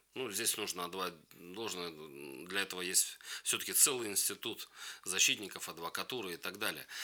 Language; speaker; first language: Russian; native; Russian